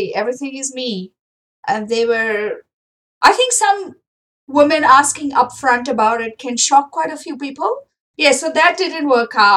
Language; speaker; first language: English; non-native, local second language; Marathi